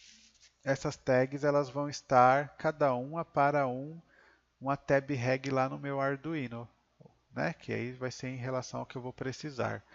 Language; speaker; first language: Portuguese; native; Portuguese